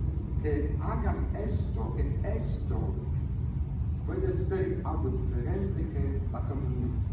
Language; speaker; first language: Spanish; non-native, fluent; Polish